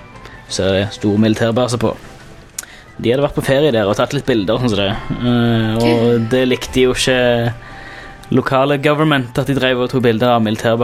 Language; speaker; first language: Norwegian; native; Norwegian